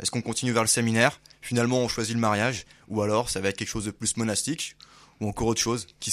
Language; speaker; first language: French; native; French